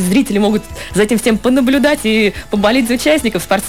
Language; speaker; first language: Russian; native; Russian